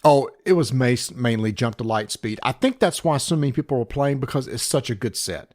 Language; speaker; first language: English; native; English